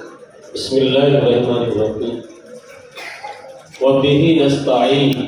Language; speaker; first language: Arabic; non-native, fluent; Urdu